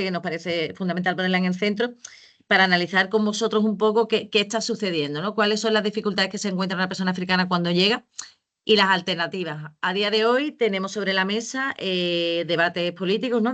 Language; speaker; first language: Spanish; native; Spanish